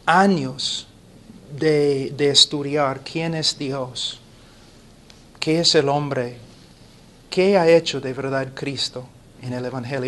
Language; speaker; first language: Spanish; non-native, fluent; English